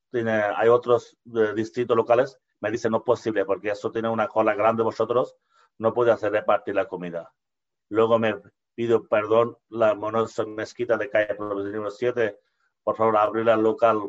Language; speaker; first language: Spanish; non-native, learner; Bangla